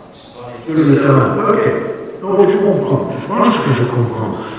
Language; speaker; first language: French; non-native, learner; Spanish